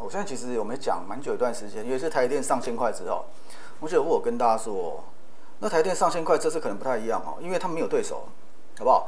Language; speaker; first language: Chinese; native; Chinese